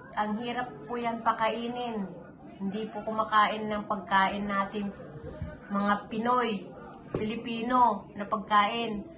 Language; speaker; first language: Filipino; native; Filipino